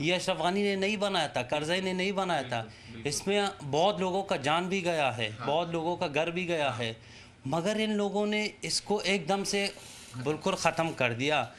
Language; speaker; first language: Hindi; non-native, fluent; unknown